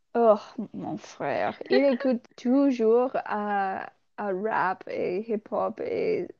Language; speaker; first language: French; non-native, learner; English